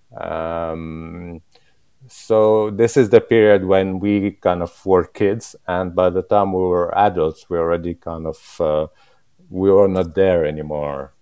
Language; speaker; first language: English; non-native, fluent; Arabic